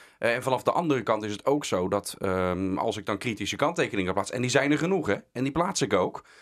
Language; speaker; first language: Dutch; native; Dutch